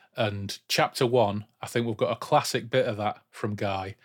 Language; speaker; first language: English; native; English